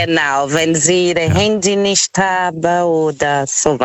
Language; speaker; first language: German; non-native, fluent; Portuguese